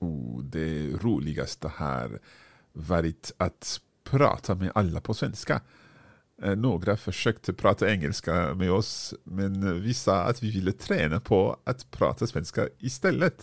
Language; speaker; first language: Swedish; non-native, learner; English